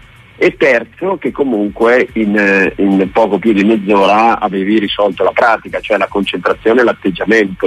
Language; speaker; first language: Italian; native; Italian